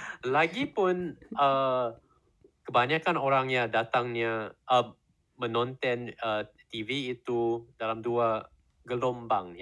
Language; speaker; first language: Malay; non-native, learner; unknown